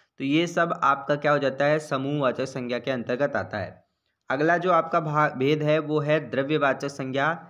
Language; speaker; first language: Hindi; native; Hindi